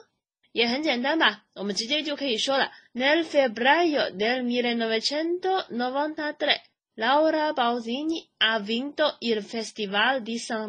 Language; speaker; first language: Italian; non-native, fluent; Chinese